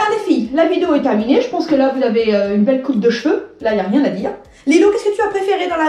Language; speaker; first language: French; native; French